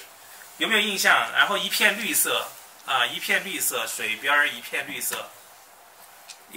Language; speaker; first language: Chinese; native; Chinese